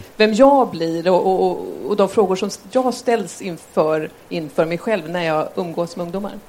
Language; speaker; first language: Swedish; native; Swedish